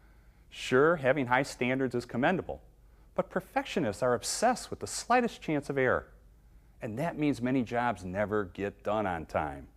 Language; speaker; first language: English; native; English